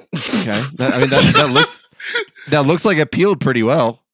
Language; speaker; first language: English; early bilingual, other home language; Polish